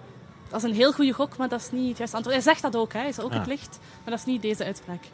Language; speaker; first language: Dutch; native; Dutch